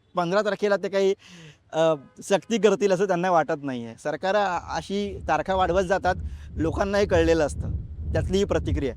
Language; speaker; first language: Marathi; native; Marathi